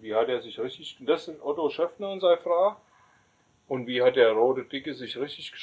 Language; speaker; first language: German; native; German